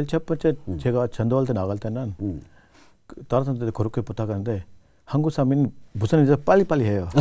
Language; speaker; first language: Korean; non-native, learner; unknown